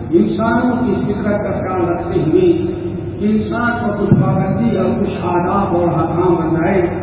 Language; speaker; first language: Urdu; native; Urdu